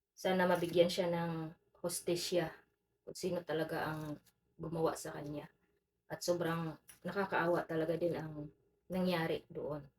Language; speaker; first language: Filipino; non-native, local second language; Cebuano